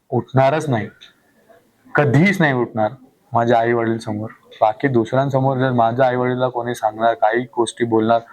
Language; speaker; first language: Marathi; non-native, local second language; Hindi